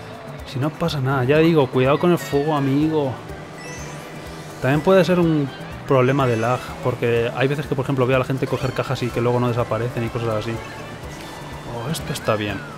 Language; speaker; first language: Spanish; native; Spanish